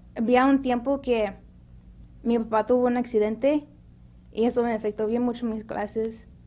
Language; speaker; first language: Spanish; early bilingual, heritage; Spanish